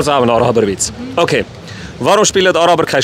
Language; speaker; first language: German; native; German